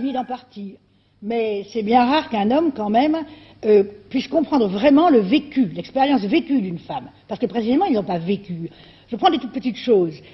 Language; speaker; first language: French; native; French